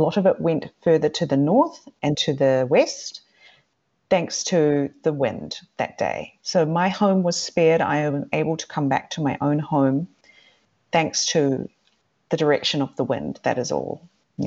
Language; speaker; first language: English; native; English